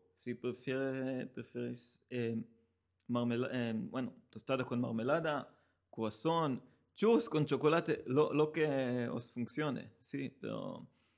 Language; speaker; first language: Spanish; non-native, learner; Hebrew